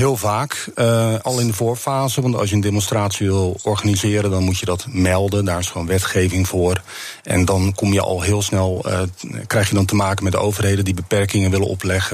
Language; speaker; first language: Dutch; native; Dutch